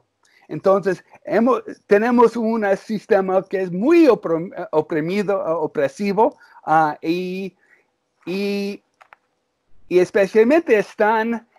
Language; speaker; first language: Spanish; early bilingual, heritage; English